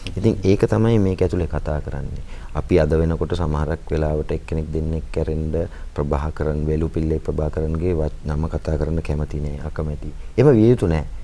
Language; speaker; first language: Sinhala; native; Sinhala